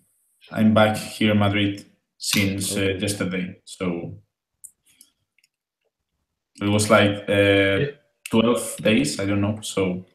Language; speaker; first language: English; non-native, fluent; Spanish